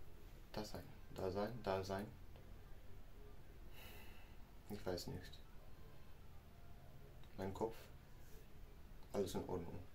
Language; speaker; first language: German; non-native, learner; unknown